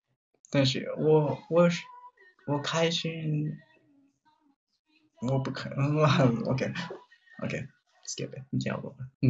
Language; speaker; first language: Chinese; non-native, learner; Japanese